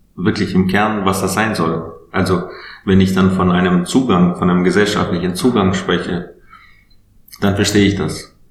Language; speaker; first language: German; non-native, fluent; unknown